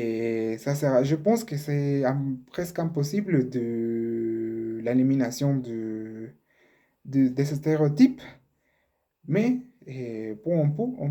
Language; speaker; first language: French; non-native, learner; Spanish